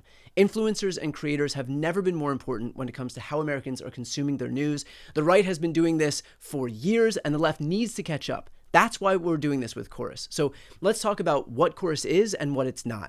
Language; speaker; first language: English; native; English